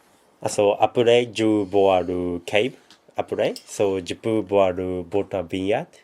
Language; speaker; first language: French; non-native, learner; Japanese